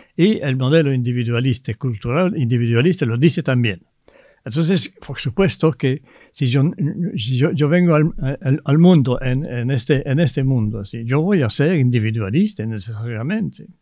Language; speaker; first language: Spanish; non-native, fluent; French